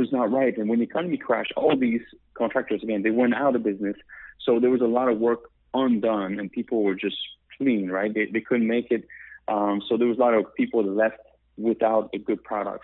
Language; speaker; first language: English; non-native, fluent; French